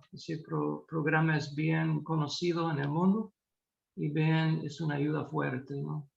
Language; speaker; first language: Spanish; non-native, fluent; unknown